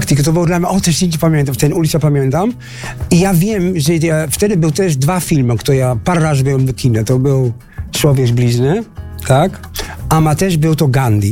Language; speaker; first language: Polish; early bilingual, heritage; Dutch